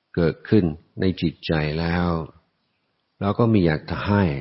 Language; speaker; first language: Thai; non-native, fluent; English